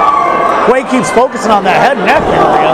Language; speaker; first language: English; native; English